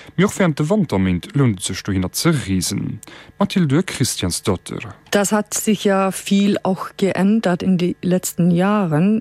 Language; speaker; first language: German; non-native, fluent; Icelandic